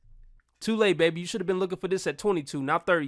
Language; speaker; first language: English; native; English